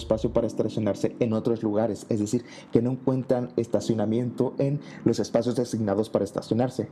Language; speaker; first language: Spanish; native; Spanish